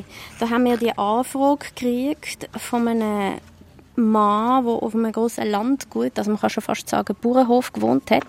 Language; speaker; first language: German; native; German